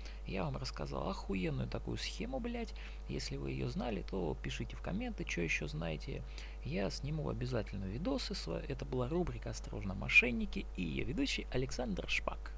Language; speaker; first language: Russian; native; Russian